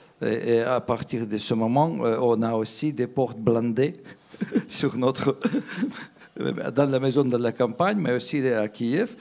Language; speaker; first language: French; non-native, fluent; Russian